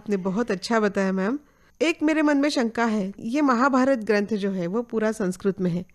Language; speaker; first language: Hindi; non-native, local second language; Marathi